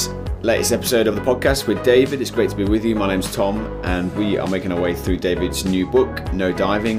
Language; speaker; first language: English; native; English